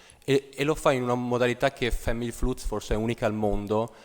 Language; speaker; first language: Italian; native; Italian